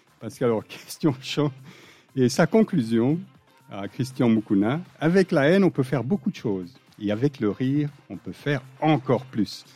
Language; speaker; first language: French; native; French